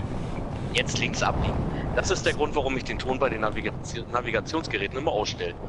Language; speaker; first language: German; native; German